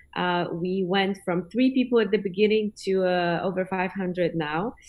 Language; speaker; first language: English; non-native, fluent; Polish